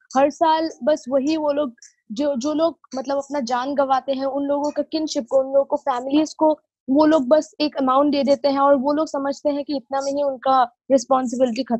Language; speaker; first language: Hindi; non-native, local second language; Assamese